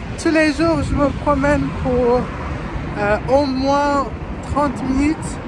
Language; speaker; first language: French; non-native, learner; English